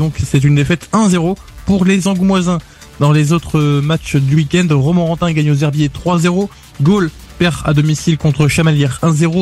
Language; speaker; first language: French; native; French